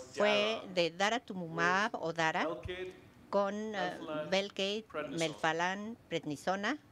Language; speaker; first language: Spanish; non-native, fluent; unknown